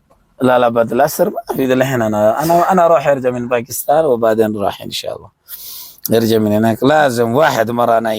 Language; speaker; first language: Arabic; non-native, learner; Urdu